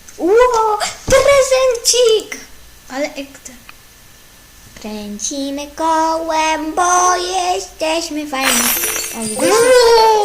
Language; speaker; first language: Polish; native; Polish